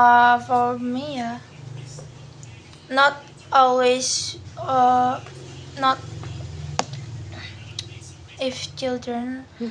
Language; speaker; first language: English; non-native, learner; Indonesian